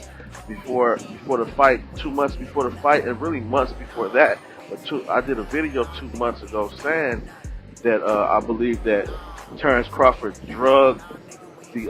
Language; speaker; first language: English; native; English